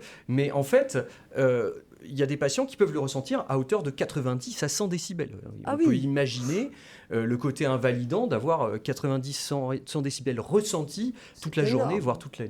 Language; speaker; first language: French; native; French